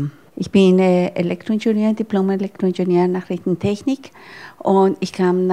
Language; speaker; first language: German; non-native, fluent; Spanish